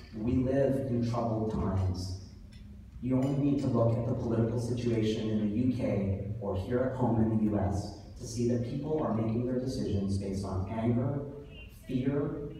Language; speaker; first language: English; native; English